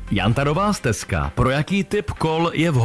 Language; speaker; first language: Czech; native; Czech